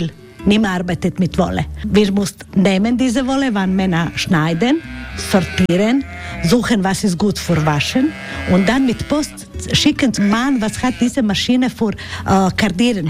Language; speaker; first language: German; non-native, learner; Croatian